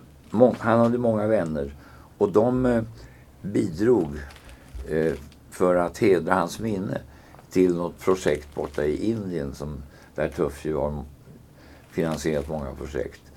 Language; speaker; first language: Swedish; native; Swedish